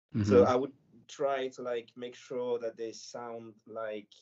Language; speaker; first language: English; non-native, fluent; French